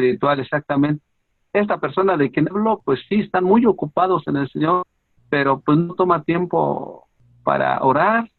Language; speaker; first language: Spanish; native; Spanish